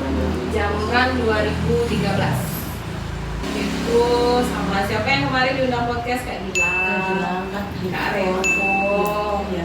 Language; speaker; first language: Indonesian; non-native, local second language; Minangkabau